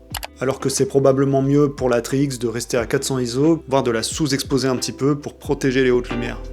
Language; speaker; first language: French; native; French